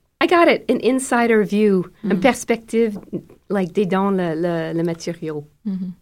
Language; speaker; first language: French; non-native, learner; English